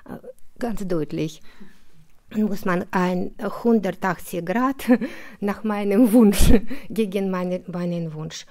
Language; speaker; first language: German; non-native, fluent; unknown